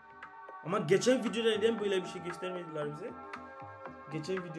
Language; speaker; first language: Turkish; non-native, learner; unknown